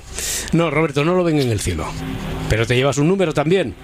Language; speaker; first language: Spanish; native; Spanish